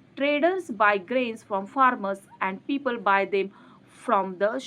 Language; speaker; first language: English; non-native, local second language; Marathi